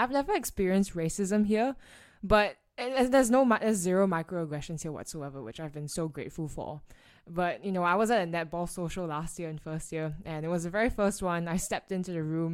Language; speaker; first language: English; native; English